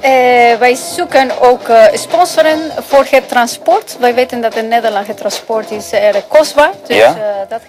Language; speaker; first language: Dutch; non-native, fluent; Spanish